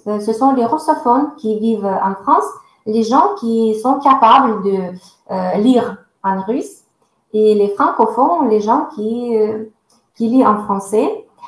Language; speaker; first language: French; non-native, fluent; Russian